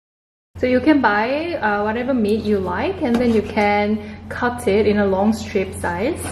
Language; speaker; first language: English; non-native, local second language; Korean